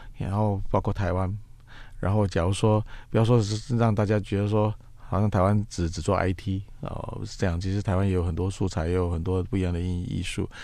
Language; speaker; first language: Chinese; native; Chinese